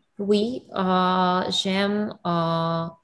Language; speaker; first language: French; non-native, learner; English